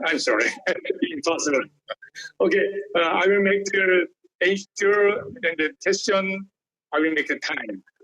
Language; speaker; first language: English; non-native, learner; Korean